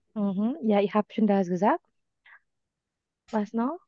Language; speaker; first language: German; non-native, fluent; Indonesian